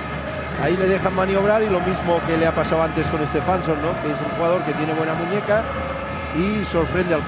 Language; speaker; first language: Spanish; native; Spanish